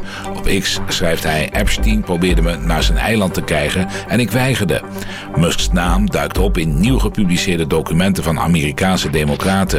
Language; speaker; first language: Dutch; native; Dutch